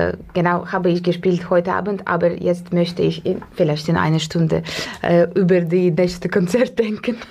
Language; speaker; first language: German; non-native, learner; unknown